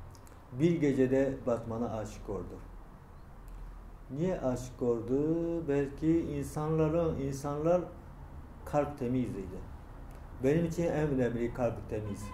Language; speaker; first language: Turkish; non-native, learner; Japanese